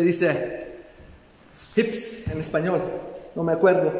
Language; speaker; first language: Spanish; non-native, fluent; Italian